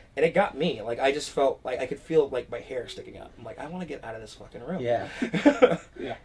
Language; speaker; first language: English; native; English